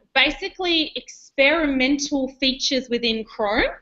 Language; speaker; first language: English; native; English